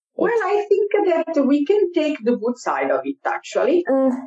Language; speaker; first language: English; non-native, fluent; Italian